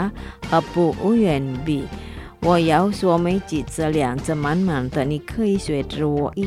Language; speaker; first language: Chinese; non-native, fluent; Indonesian